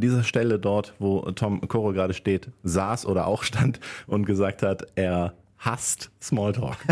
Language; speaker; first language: German; native; German